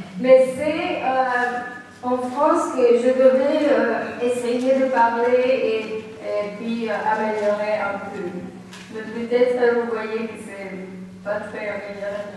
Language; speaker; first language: French; non-native, local second language; Spanish